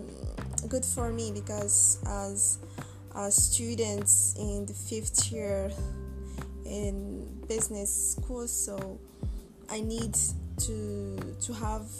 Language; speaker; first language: English; non-native, learner; Arabic